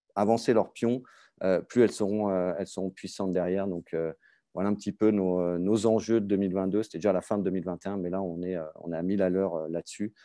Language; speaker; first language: French; native; French